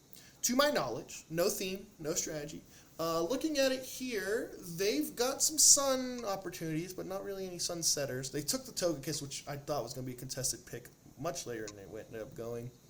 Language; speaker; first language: English; native; English